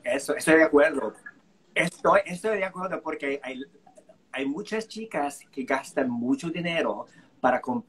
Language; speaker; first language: Spanish; non-native, fluent; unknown